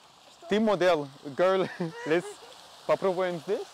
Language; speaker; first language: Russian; non-native, learner; English